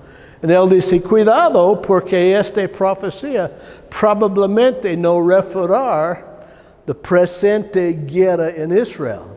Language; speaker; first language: Spanish; non-native, learner; English